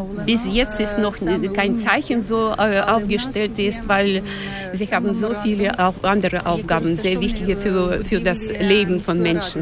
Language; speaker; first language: German; non-native, fluent; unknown